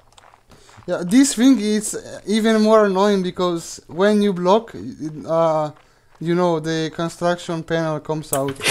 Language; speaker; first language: English; non-native, fluent; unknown